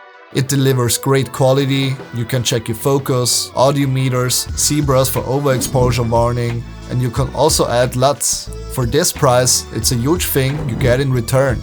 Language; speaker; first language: English; non-native, fluent; German